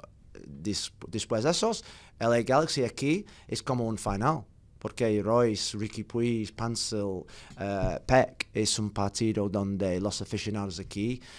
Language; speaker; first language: Spanish; non-native, learner; English